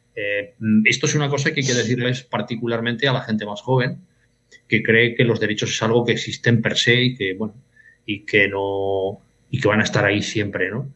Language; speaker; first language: Spanish; native; Spanish